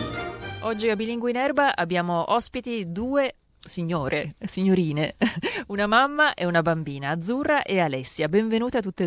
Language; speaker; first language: Italian; native; Italian